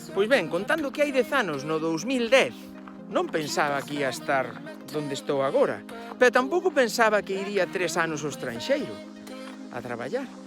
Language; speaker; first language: Galician; non-native, local second language; Spanish